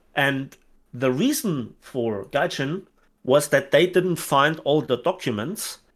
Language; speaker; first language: English; non-native, fluent; German